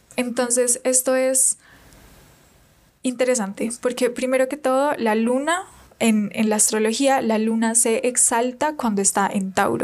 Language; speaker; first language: Spanish; native; Spanish